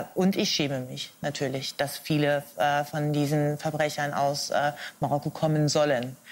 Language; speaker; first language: German; early bilingual, other home language; Arabic